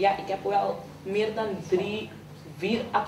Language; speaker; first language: Dutch; non-native, fluent; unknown